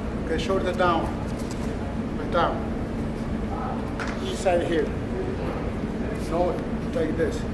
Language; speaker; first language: English; non-native, learner; Spanish